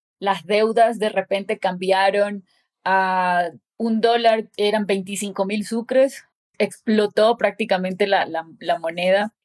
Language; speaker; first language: Spanish; native; Spanish